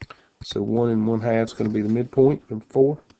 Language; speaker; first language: English; native; English